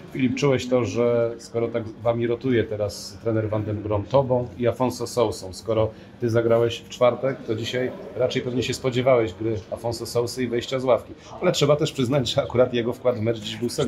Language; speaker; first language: Polish; native; Polish